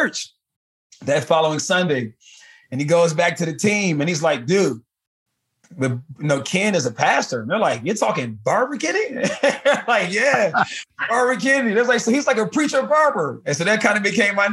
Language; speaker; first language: English; native; English